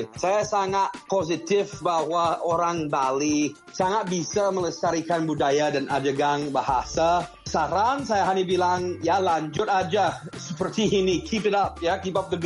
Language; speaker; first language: Indonesian; non-native, fluent; English